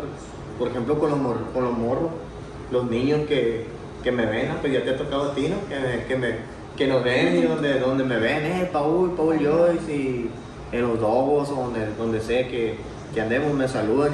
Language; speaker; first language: Spanish; native; Spanish